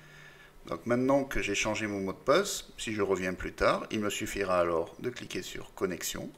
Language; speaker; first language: French; native; French